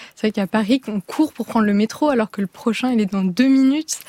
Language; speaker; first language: French; native; French